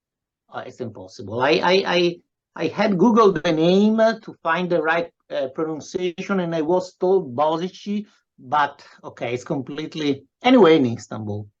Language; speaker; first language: English; non-native, fluent; Italian